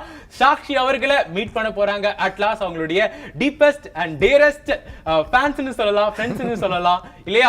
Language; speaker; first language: Tamil; native; Tamil